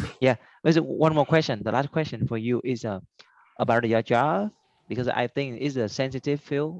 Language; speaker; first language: English; non-native, learner; Vietnamese